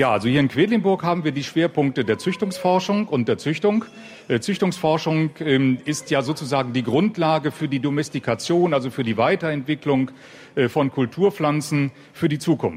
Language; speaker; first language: German; native; German